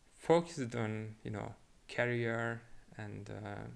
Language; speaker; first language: English; non-native, fluent; Hungarian